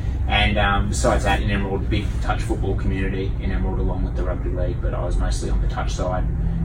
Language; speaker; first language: English; native; English